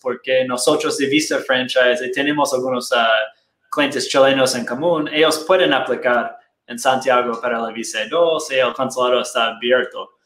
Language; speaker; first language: Spanish; non-native, fluent; Portuguese